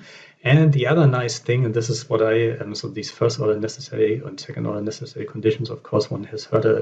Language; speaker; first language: English; non-native, fluent; German